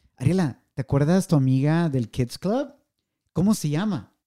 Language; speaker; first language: Spanish; early bilingual, heritage; Spanish